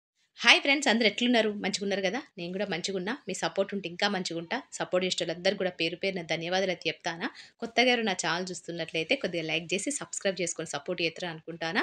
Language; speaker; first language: Telugu; native; Telugu